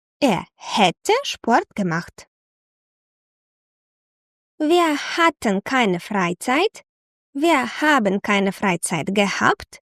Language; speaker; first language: German; non-native, fluent; Ukrainian